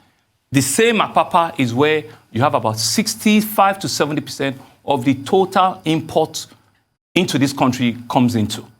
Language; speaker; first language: English; non-native, local second language; Yoruba